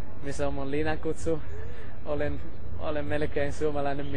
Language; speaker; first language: Finnish; non-native, learner; German